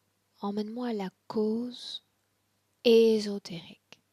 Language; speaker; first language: French; native; French